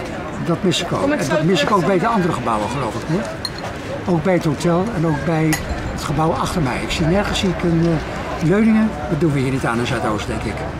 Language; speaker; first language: Dutch; native; Dutch